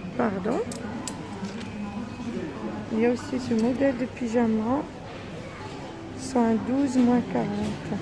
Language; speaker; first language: French; native; French